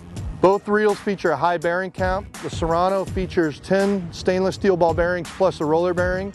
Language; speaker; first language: English; native; English